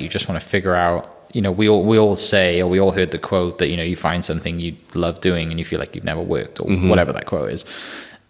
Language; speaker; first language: English; native; English